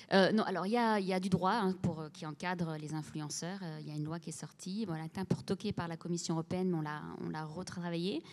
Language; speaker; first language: French; native; French